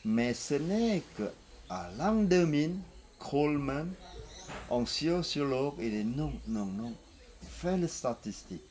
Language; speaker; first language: French; non-native, fluent; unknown